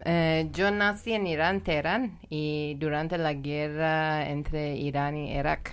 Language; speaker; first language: Spanish; non-native, learner; Persian